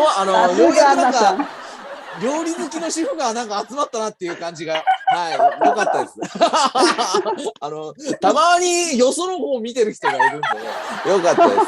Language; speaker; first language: Japanese; native; Japanese